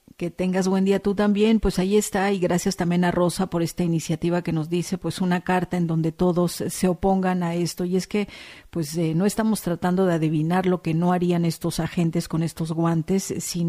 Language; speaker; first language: Spanish; native; Spanish